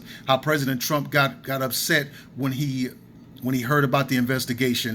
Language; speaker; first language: English; native; English